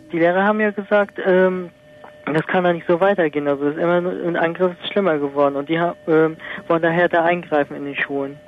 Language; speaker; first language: German; early bilingual, other home language; Turkish